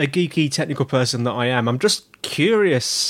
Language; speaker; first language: English; native; English